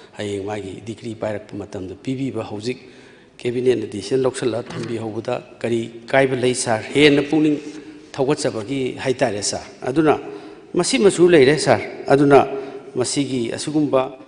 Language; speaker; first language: Manipuri; non-native, local second language; Tangkhul Naga (India)